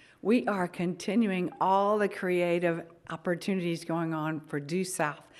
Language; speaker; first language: English; native; English